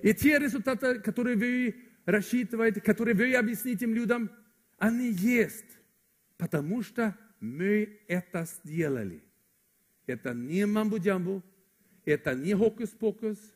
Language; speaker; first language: Russian; non-native, fluent; Swedish